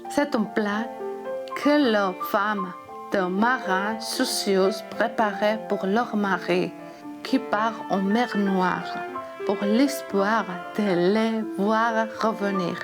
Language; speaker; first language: French; non-native, learner; Georgian